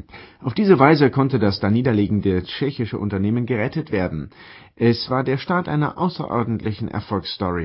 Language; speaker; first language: German; native; German